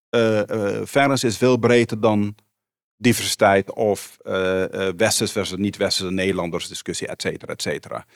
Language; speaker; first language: Dutch; non-native, local second language; Papiamento